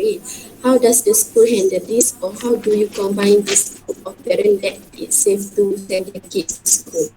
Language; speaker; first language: English; non-native, fluent; Malay